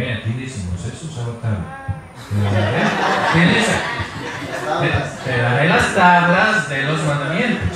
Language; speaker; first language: Spanish; non-native, fluent; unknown